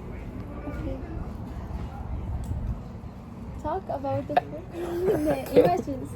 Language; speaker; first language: English; non-native, learner; Spanish